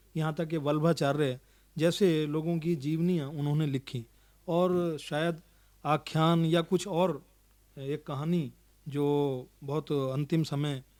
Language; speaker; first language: Hindi; native; Hindi